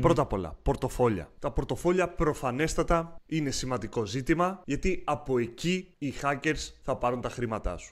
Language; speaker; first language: Greek; native; Greek